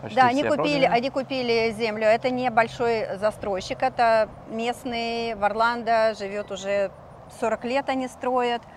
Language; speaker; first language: Russian; native; Russian